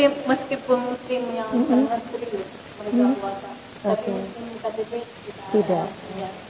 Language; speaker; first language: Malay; non-native, fluent; Chinese